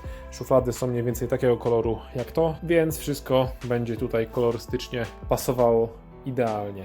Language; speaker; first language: Polish; native; Polish